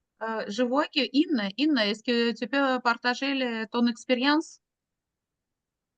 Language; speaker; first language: French; non-native, fluent; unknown